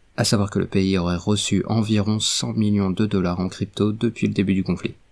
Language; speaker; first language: French; native; French